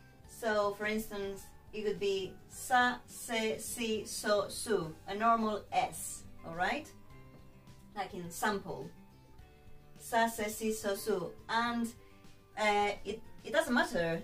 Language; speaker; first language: English; non-native, fluent; Spanish